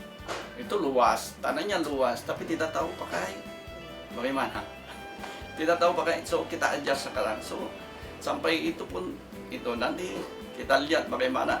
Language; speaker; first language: Indonesian; non-native, fluent; Filipino